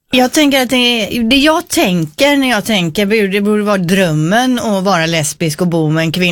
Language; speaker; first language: Swedish; native; Swedish